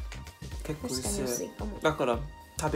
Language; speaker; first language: Japanese; non-native, learner; English